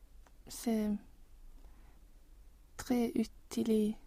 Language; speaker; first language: French; non-native, learner; Swedish